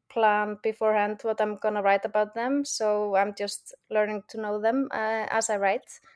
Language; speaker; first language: English; non-native, fluent; Icelandic